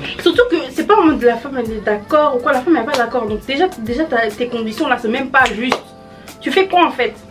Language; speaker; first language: French; early bilingual, other home language; Fula